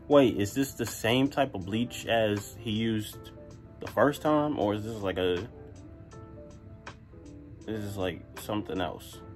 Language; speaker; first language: English; native; English